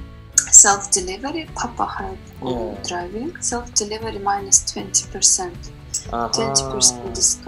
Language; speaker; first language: English; non-native, learner; Russian